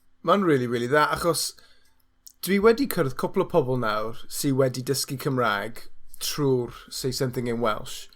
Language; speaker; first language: Welsh; non-native, learner; English